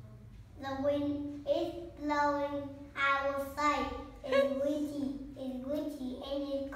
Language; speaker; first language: English; non-native, learner; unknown